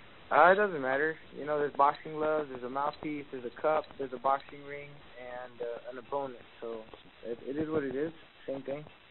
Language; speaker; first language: English; early bilingual, other home language; Spanish